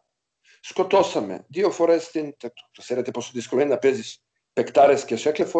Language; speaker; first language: Greek; non-native, learner; Serbian